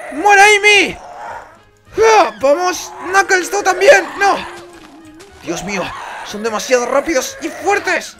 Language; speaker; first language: Spanish; native; Spanish